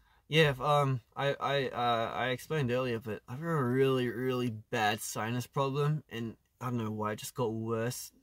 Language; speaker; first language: English; early bilingual, other home language; Korean